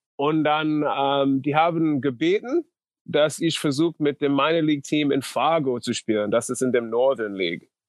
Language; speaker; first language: German; non-native, fluent; English